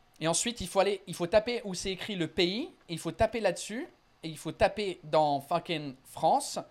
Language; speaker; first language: French; non-native, fluent; English